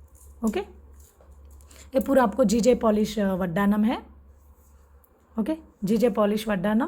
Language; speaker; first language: Hindi; non-native, local second language; Telugu